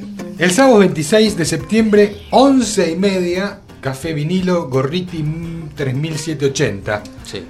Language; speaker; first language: Spanish; native; Spanish